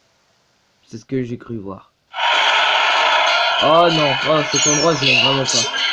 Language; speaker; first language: French; native; French